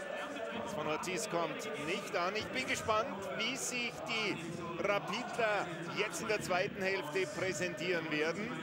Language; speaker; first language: German; native; German